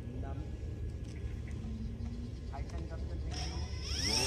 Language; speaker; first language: Vietnamese; non-native, learner; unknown